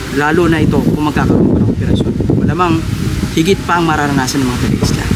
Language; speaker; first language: Filipino; non-native, local second language; Waray